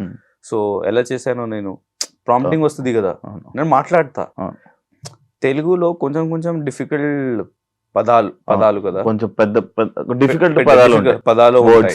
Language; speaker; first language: Telugu; non-native, learner; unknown